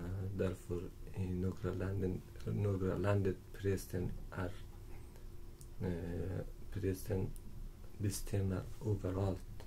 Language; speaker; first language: Swedish; non-native, learner; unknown